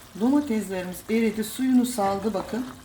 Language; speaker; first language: Turkish; native; Turkish